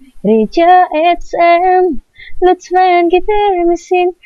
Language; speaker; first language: Turkish; non-native, learner; Indonesian